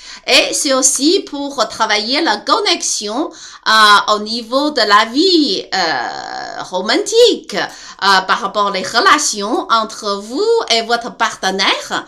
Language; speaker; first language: French; non-native, learner; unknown